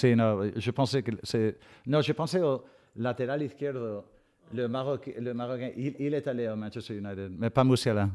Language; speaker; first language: French; non-native, fluent; English